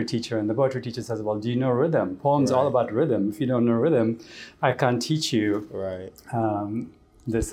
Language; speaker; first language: English; non-native, local second language; Tamil